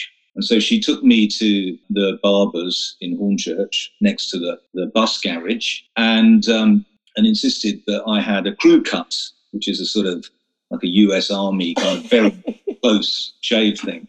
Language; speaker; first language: English; native; English